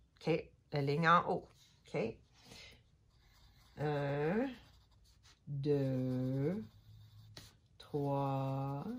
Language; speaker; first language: French; non-native, learner; English